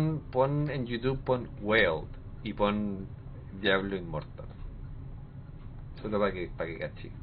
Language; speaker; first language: Spanish; native; Spanish